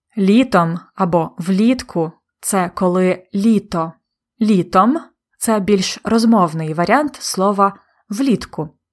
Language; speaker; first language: Ukrainian; native; Ukrainian